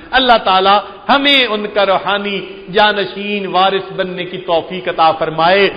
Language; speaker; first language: Urdu; non-native, local second language; Punjabi